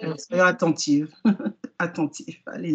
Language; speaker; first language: French; native; French